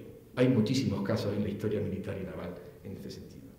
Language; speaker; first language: Spanish; native; Spanish